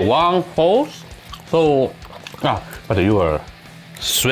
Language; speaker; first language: English; non-native, learner; Japanese